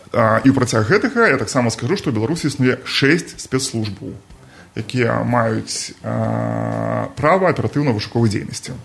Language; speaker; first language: Belarusian; non-native, local second language; Russian